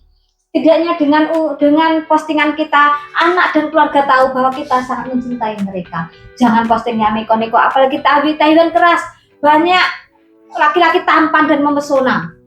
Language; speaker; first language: Indonesian; non-native, local second language; Javanese